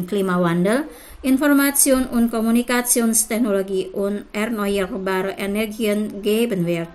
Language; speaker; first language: German; non-native, fluent; Indonesian